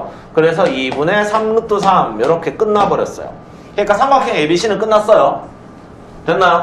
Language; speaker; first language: Korean; native; Korean